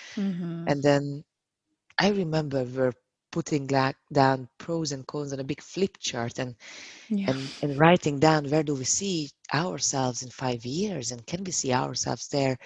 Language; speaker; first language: English; non-native, fluent; Hungarian